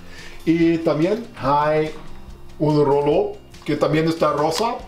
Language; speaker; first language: Spanish; non-native, fluent; German